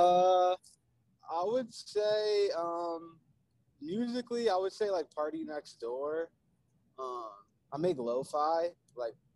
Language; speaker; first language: English; native; English